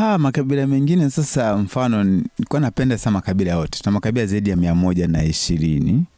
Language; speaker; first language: Swahili; non-native, local second language; Sukuma